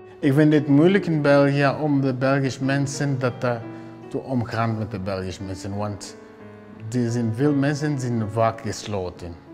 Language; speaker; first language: Dutch; non-native, learner; Somali